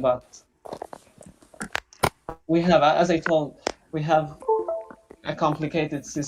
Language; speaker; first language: English; non-native, learner; Arabic